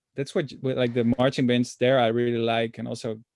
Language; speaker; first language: English; non-native, fluent; Dutch